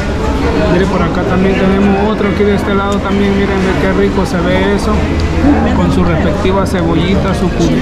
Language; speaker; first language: Spanish; native; Spanish